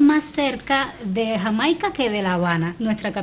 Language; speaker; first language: Spanish; native; Spanish